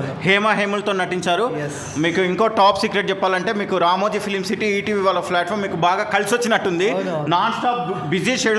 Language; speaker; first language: Telugu; native; Telugu